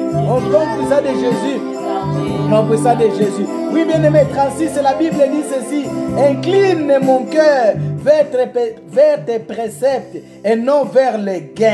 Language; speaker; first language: French; non-native, local second language; Lingala